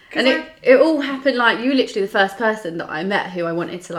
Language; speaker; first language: English; native; English